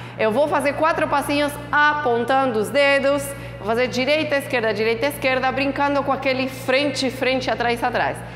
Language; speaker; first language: Portuguese; non-native, fluent; Spanish